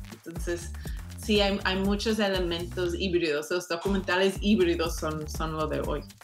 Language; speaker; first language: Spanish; non-native, fluent; English